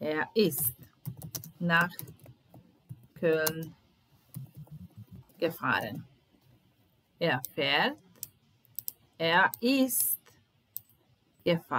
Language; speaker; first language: German; non-native, fluent; Serbian